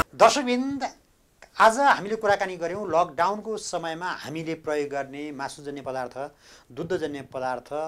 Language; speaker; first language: Nepali; native; Nepali